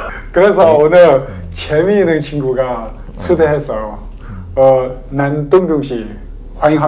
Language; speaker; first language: Korean; non-native, learner; Chinese